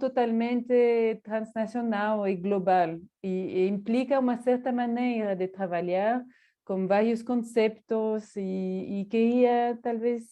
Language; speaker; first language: Portuguese; non-native, fluent; Spanish